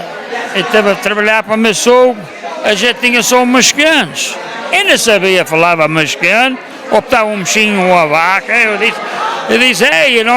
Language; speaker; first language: Portuguese; early bilingual, heritage; Portuguese